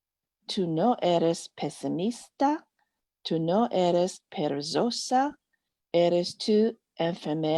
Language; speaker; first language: Spanish; non-native, learner; English